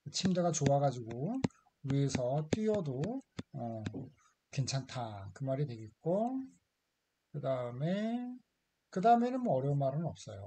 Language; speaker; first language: Korean; native; Korean